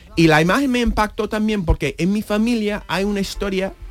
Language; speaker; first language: Spanish; non-native, fluent; English